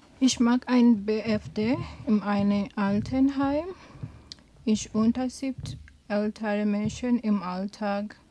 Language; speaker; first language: German; non-native, learner; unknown